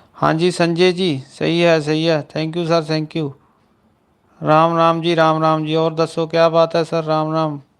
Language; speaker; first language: Hindi; non-native, local second language; Punjabi